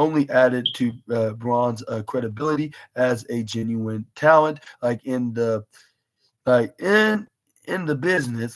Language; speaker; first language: English; native; English